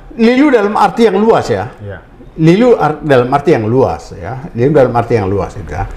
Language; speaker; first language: Indonesian; native; Indonesian